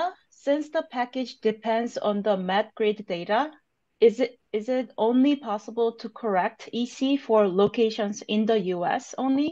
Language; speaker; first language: English; non-native, fluent; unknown